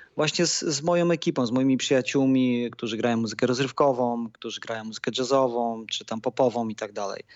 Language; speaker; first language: Polish; native; Polish